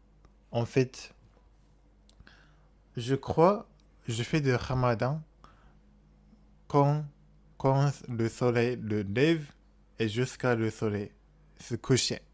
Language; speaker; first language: French; non-native, learner; Japanese